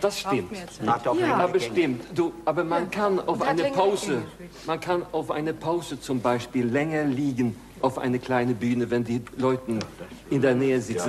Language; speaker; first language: German; non-native, fluent; Swedish